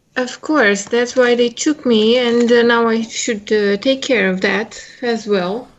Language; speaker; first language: English; non-native, fluent; Romanian